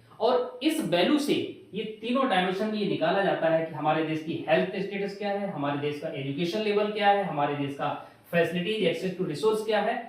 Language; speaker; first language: Hindi; native; Hindi